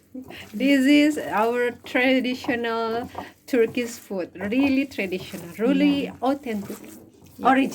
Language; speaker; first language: English; non-native, fluent; Indonesian